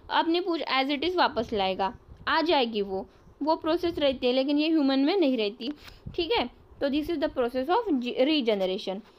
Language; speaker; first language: Hindi; non-native, local second language; Marathi